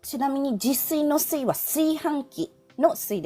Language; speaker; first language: Japanese; non-native, fluent; Filipino